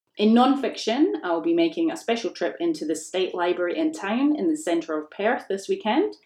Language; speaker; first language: English; native; English